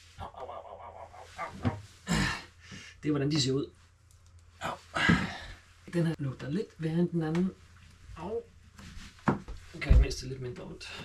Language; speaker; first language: Danish; native; Danish